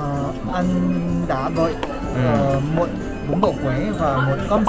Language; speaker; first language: Vietnamese; non-native, learner; Korean